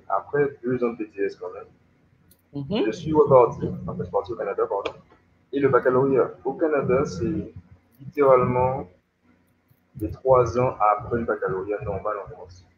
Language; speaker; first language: French; native; French